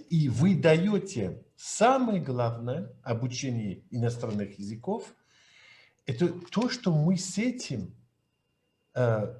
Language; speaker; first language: Russian; non-native, fluent; French